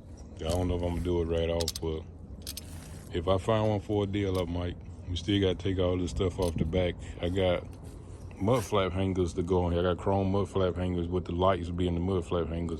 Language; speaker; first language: English; native; English